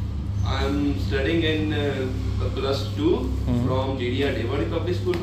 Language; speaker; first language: English; non-native, learner; Punjabi